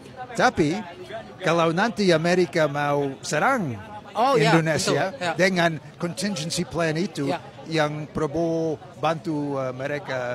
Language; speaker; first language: Indonesian; non-native, fluent; English